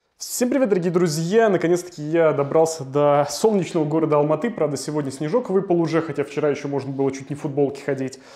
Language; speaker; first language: Russian; native; Russian